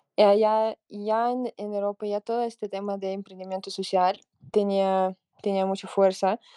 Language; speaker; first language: Spanish; non-native, fluent; Russian